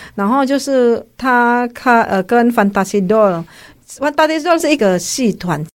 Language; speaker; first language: Chinese; non-native, fluent; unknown